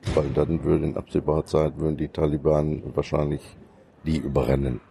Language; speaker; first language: German; native; German